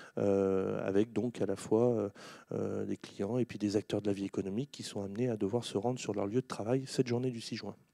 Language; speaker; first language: French; native; French